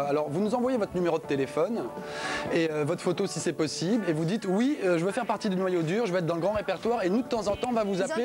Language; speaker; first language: French; native; French